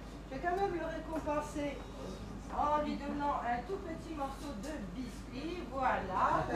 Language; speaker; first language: French; native; French